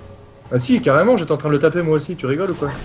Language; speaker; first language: French; native; French